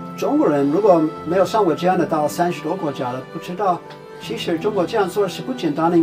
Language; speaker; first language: Chinese; non-native, fluent; English